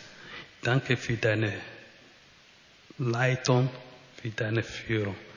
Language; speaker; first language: German; non-native, fluent; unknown